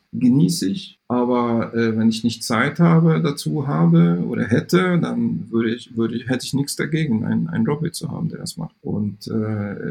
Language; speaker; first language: German; non-native, fluent; Swedish